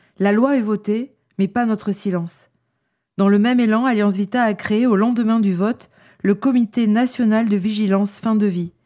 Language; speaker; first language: French; native; French